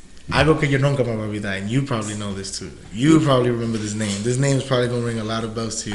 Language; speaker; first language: English; early bilingual, other home language; Spanish